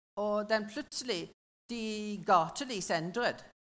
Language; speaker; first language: Norwegian; non-native, learner; English